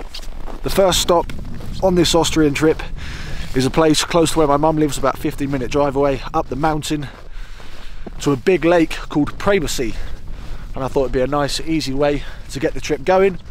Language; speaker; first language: English; native; English